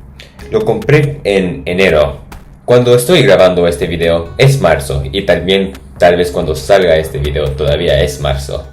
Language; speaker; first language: Spanish; non-native, fluent; English